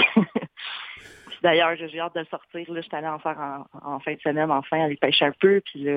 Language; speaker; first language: French; native; French